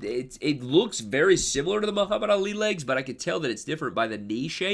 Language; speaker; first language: English; native; English